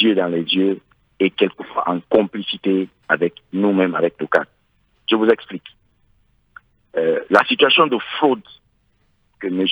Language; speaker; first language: French; non-native, local second language; Fula